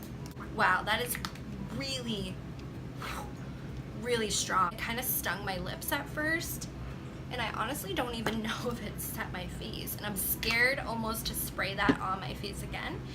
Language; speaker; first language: English; native; English